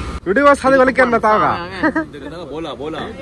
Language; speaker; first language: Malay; non-native, learner; Bangla